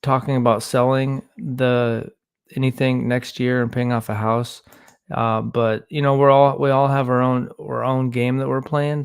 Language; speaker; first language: English; native; English